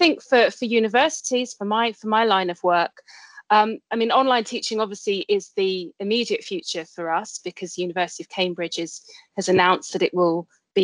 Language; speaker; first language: English; native; English